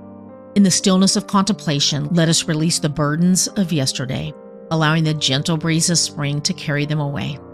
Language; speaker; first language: English; native; English